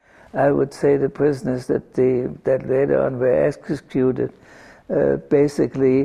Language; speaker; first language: English; non-native, fluent; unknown